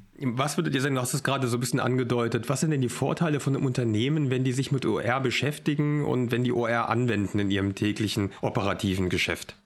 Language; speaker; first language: German; native; German